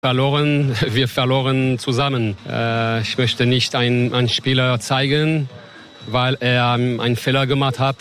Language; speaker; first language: German; non-native, learner; French